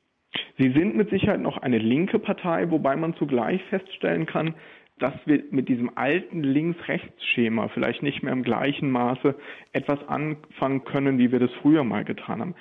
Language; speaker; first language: German; native; German